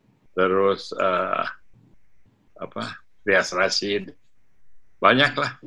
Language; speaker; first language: Indonesian; native; Indonesian